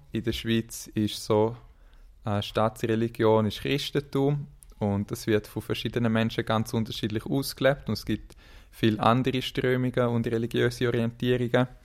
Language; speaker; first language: German; native; German